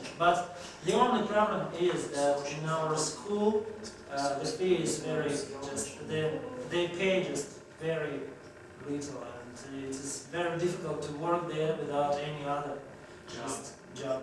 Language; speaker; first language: English; non-native, fluent; Russian